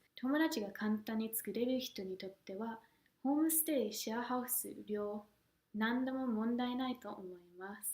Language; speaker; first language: Japanese; non-native, fluent; English